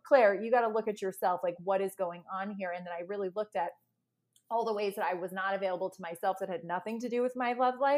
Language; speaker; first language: English; native; English